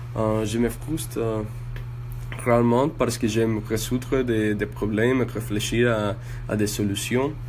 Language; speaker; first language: French; non-native, learner; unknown